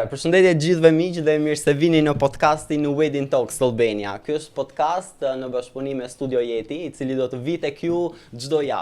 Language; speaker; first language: Albanian; native; Albanian